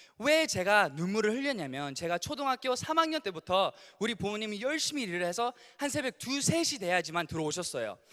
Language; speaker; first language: Korean; early bilingual, heritage; Korean